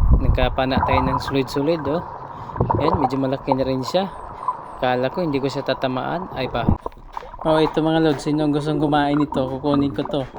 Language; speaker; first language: Filipino; non-native, local second language; Cebuano